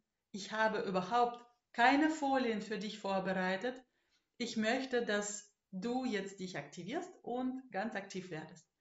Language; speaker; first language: German; non-native, fluent; Russian